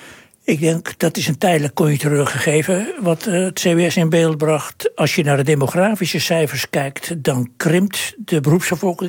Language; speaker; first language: Dutch; native; Dutch